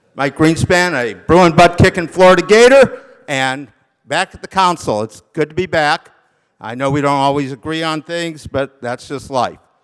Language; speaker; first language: English; native; English